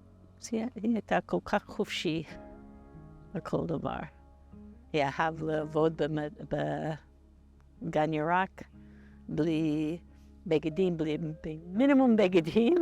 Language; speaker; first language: Hebrew; non-native, fluent; English